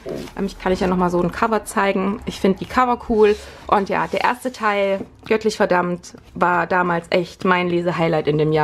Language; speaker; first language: German; native; German